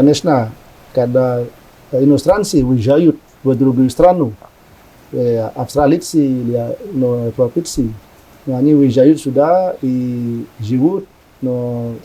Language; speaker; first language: Russian; non-native, learner; Indonesian